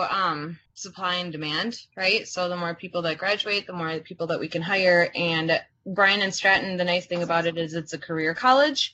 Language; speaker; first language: English; early bilingual, other home language; Croatian